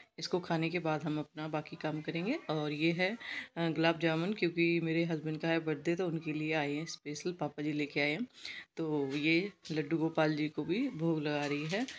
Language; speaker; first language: Hindi; native; Hindi